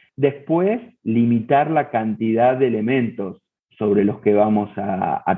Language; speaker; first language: Spanish; native; Spanish